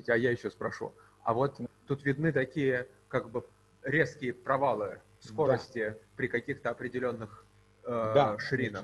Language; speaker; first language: Russian; native; Russian